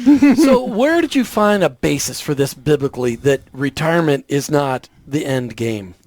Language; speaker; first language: English; native; English